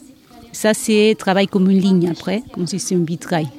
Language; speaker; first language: French; non-native, learner; Spanish